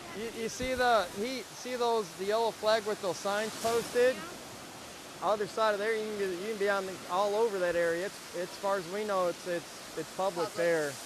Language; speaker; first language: English; native; English